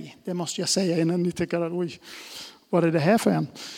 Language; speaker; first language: Swedish; non-native, fluent; English